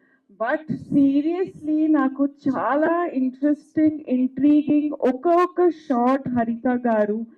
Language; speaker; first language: Telugu; non-native, fluent; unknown